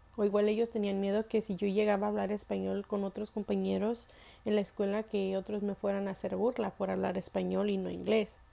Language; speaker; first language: Spanish; early bilingual, heritage; Spanish